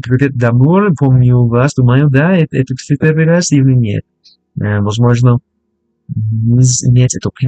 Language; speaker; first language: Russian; non-native, learner; English